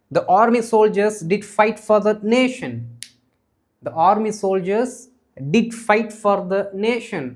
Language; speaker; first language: English; non-native, local second language; Tamil